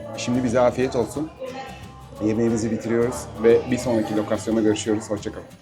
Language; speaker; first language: Turkish; native; Turkish